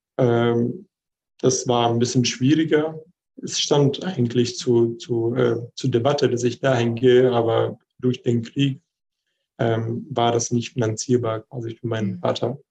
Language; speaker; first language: German; non-native, fluent; Arabic